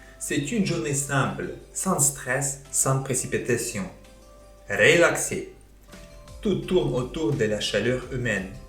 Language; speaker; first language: French; non-native, fluent; Ukrainian